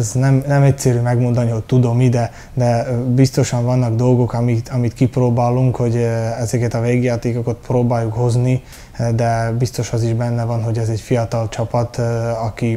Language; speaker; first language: Hungarian; early bilingual, heritage; Hungarian